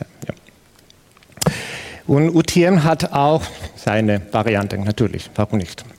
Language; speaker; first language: German; non-native, fluent; Spanish